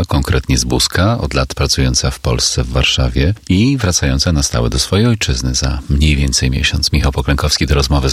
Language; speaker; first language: Polish; native; Polish